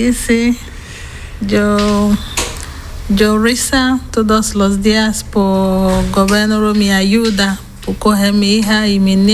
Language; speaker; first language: Spanish; non-native, learner; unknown